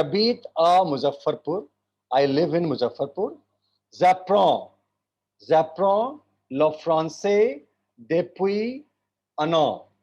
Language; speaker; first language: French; non-native, learner; Hindi